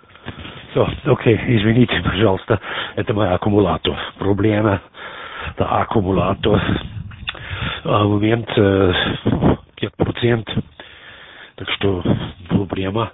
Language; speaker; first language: Russian; non-native, learner; German